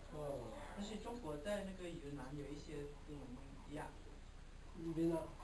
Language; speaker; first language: Chinese; non-native, local second language; Hmong